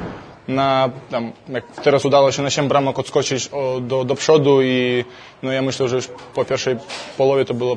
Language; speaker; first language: Polish; non-native, fluent; Russian